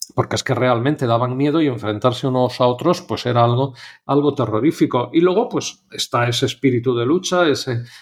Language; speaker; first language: Spanish; native; Spanish